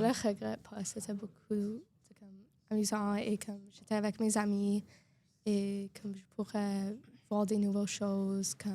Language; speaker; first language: French; non-native, local second language; English